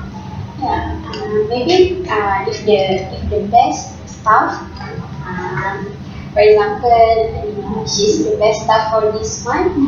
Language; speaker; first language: English; non-native, learner; Malay